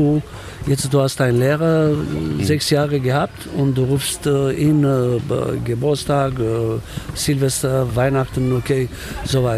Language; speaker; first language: German; non-native, fluent; Romanian